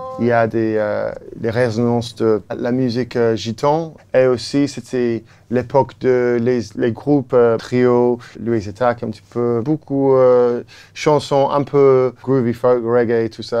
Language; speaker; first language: French; non-native, fluent; English